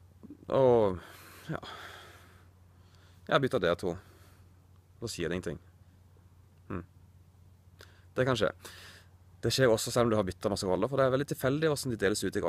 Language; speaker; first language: Norwegian; native; Norwegian